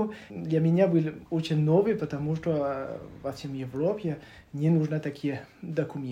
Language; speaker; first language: Russian; non-native, learner; French